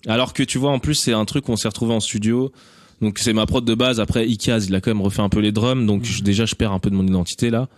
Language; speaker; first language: French; native; French